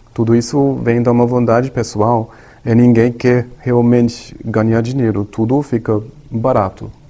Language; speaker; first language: Portuguese; non-native, learner; German